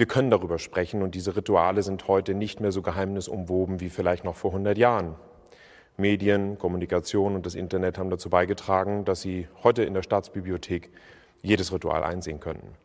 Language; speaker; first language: German; native; German